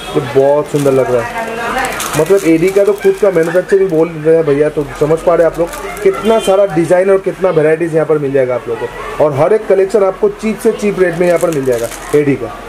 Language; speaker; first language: Hindi; non-native, local second language; Bangla